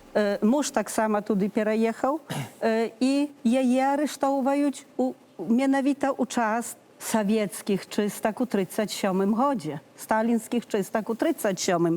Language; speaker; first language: Polish; non-native, learner; Belarusian